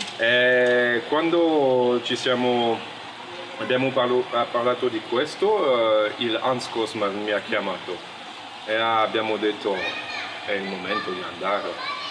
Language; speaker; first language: Italian; non-native, local second language; French